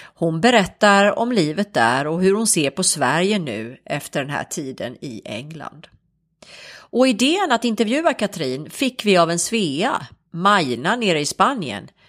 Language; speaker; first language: Swedish; native; Swedish